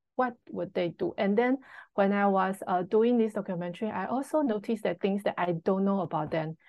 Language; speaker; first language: English; non-native, fluent; Chinese